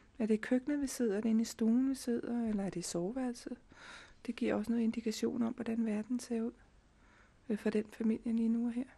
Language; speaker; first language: Danish; native; Danish